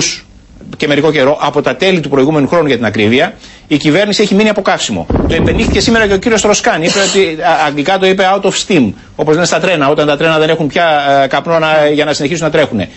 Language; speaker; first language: Greek; native; Greek